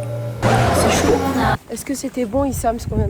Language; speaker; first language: French; native; French